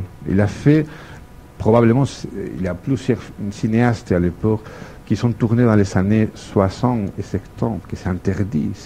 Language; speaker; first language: French; non-native, fluent; Spanish